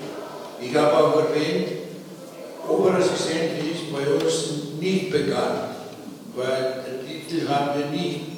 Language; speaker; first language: German; non-native, fluent; Slovenian